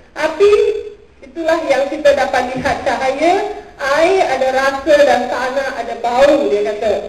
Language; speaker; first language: Malay; non-native, local second language; Tamil